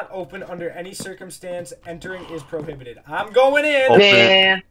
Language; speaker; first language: English; native; English